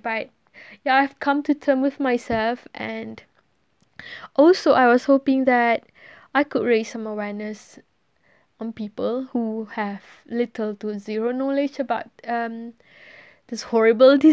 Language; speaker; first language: English; non-native, local second language; Malay